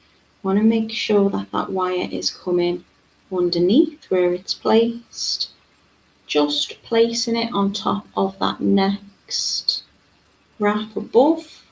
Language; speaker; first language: English; native; English